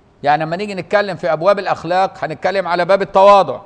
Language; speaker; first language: Arabic; native; Arabic